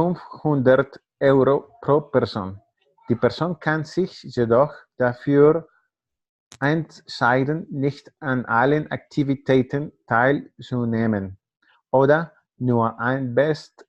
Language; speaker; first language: German; non-native, learner; Spanish